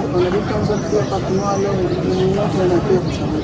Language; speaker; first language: French; non-native, fluent; Greek